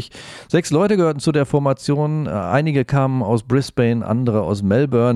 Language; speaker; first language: German; native; German